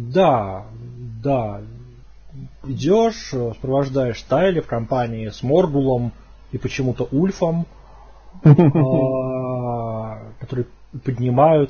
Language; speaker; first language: Russian; native; Russian